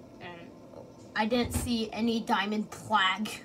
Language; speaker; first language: English; native; English